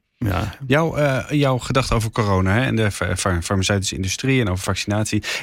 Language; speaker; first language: Dutch; native; Dutch